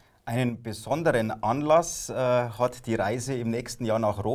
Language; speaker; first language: German; native; German